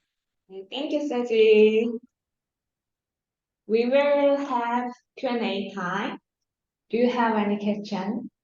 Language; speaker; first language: English; non-native, learner; Korean